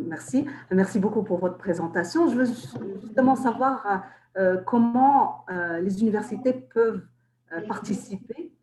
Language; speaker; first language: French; non-native, local second language; Arabic